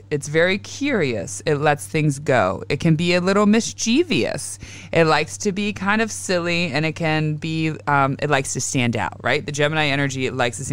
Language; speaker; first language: English; native; English